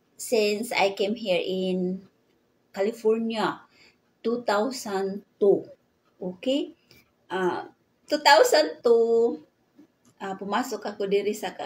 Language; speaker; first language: Filipino; non-native, local second language; Cebuano